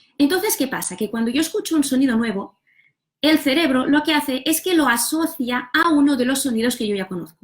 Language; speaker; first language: Spanish; non-native, local second language; Catalan